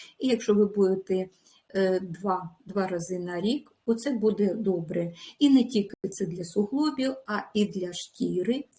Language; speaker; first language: Ukrainian; non-native, local second language; Russian